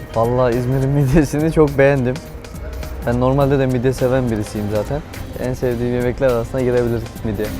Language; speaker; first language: Turkish; native; Turkish